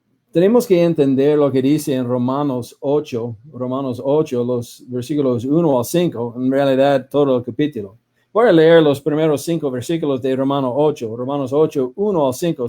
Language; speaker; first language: Spanish; non-native, fluent; English